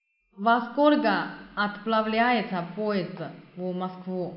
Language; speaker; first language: Russian; non-native, fluent; Chinese